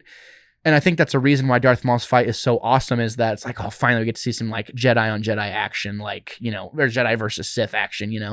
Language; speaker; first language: English; native; English